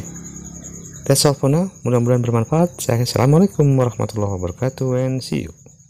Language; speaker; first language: English; non-native, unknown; Indonesian